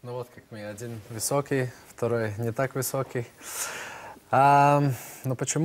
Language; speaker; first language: Russian; non-native, local second language; Latvian